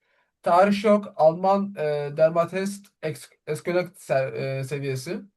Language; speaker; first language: Turkish; native; Turkish